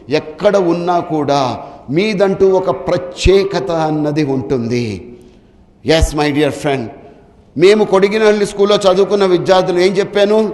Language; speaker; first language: Telugu; native; Telugu